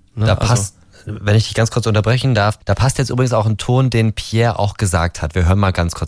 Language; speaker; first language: German; native; German